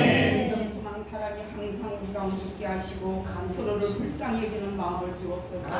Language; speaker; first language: Korean; native; Korean